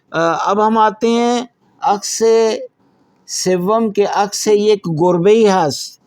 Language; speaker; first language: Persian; non-native, fluent; Urdu